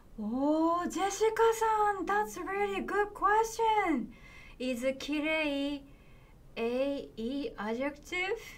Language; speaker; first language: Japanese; native; Japanese